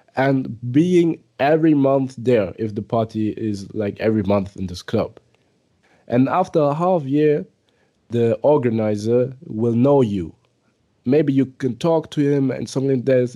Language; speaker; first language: English; early bilingual, other home language; German